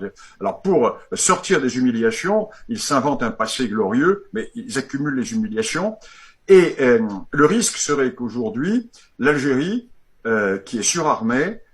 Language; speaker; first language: French; native; French